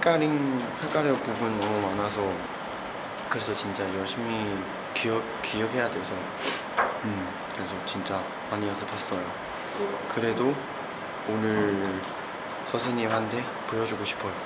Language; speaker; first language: Korean; non-native, learner; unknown